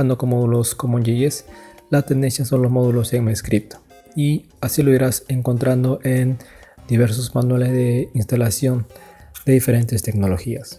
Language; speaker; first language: Spanish; native; Spanish